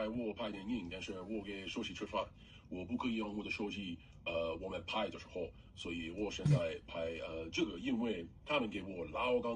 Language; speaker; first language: Chinese; non-native, learner; English